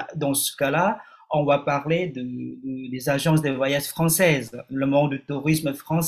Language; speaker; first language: French; non-native, fluent; Indonesian